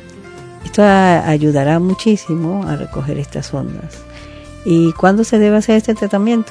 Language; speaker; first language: Spanish; native; Spanish